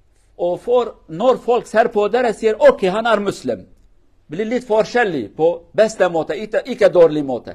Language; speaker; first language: Norwegian; non-native, learner; Kurdish